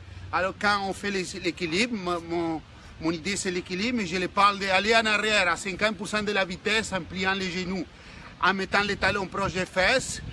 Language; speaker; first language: French; non-native, fluent; Spanish